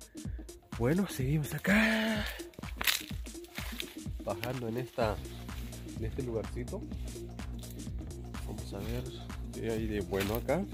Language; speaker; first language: Spanish; native; Spanish